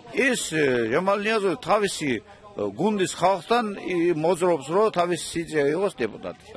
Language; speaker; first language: Georgian; non-native, local second language; Azerbaijani